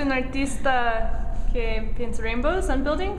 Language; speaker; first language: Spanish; non-native, learner; English